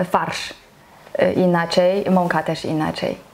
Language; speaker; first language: Polish; non-native, learner; Chinese